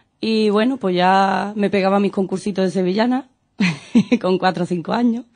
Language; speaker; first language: Spanish; native; Spanish